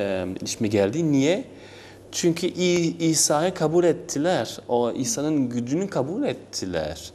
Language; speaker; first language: Turkish; non-native, learner; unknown